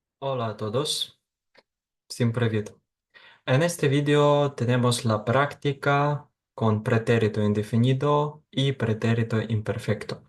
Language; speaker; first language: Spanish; non-native, fluent; Ukrainian